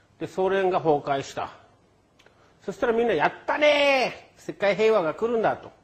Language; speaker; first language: Japanese; non-native, fluent; English